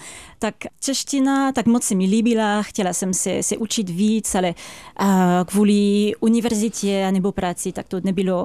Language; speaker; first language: Czech; non-native, fluent; French